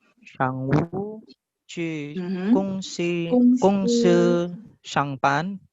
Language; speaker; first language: Chinese; non-native, learner; Indonesian